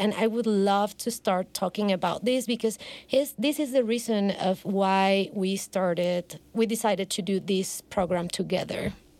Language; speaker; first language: English; non-native, fluent; Spanish